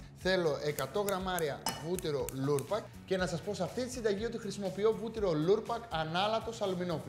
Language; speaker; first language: Greek; native; Greek